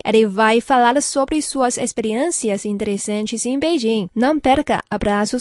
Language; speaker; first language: Portuguese; non-native, fluent; Chinese